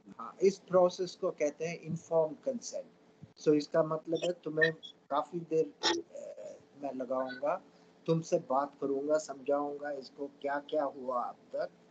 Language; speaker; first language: Hindi; non-native, local second language; Tamil